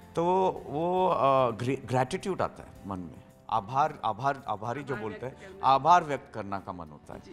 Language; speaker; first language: Hindi; native; Hindi